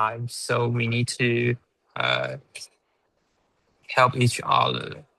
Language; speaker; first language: English; non-native, learner; Chinese